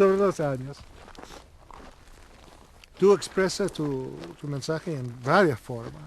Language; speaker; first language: Spanish; non-native, learner; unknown